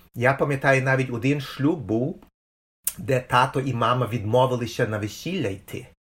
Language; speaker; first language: Ukrainian; early bilingual, heritage; Ukrainian